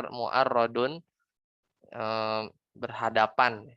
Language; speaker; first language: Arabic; non-native, fluent; Indonesian